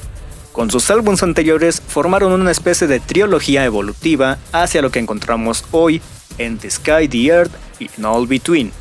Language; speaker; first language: Spanish; native; Spanish